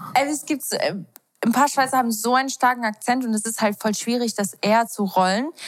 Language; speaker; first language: German; early bilingual, other home language; Portuguese